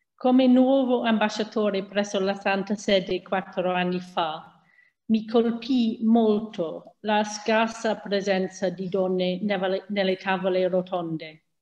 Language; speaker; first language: Italian; non-native, fluent; English